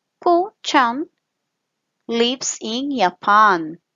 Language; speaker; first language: English; non-native, fluent; Spanish